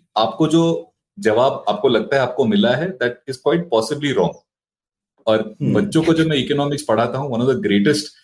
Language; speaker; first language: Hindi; non-native, local second language; Marathi